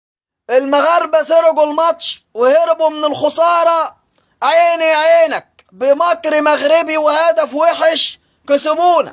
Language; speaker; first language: Arabic; native; Arabic